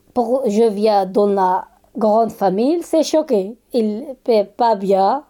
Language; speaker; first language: French; non-native, learner; Kurdish